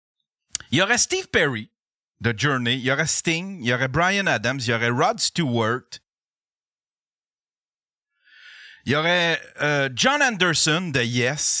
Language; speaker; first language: French; native; French